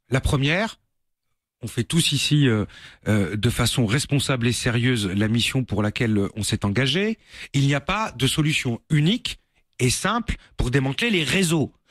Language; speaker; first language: French; native; French